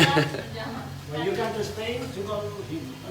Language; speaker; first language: English; non-native, learner; Spanish